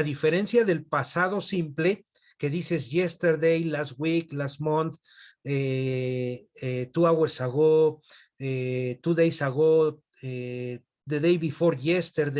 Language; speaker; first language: English; non-native, fluent; Spanish